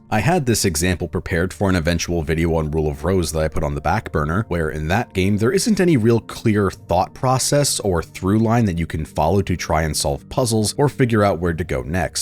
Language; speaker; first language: English; native; English